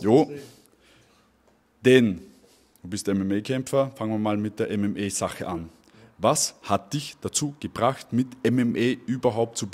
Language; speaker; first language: German; native; German